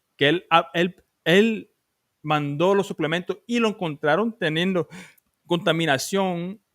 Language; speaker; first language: Spanish; early bilingual, other home language; English